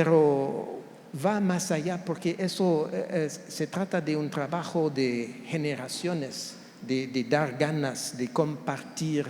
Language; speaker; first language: Spanish; non-native, fluent; French